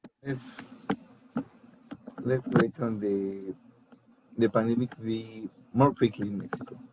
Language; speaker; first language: English; non-native, learner; Spanish